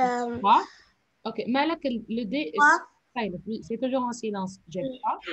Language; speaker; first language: French; non-native, fluent; Arabic